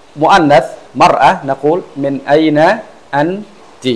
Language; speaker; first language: Arabic; non-native, fluent; Khmer